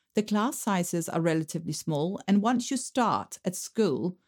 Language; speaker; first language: English; non-native, fluent; Danish